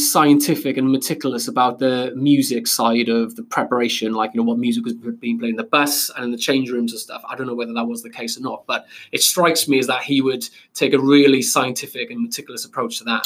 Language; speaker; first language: English; native; English